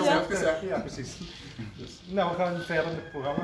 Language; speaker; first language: Dutch; native; Dutch